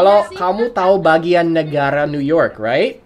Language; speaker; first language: Indonesian; non-native, fluent; English